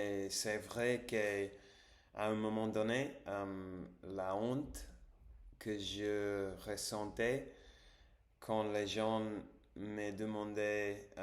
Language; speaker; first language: French; non-native, learner; English